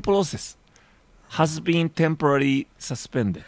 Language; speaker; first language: English; non-native, learner; Japanese